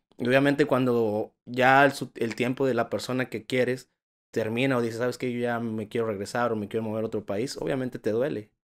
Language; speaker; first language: Spanish; native; Spanish